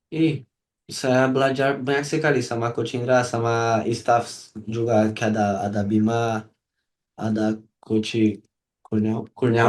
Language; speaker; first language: Indonesian; non-native, learner; Portuguese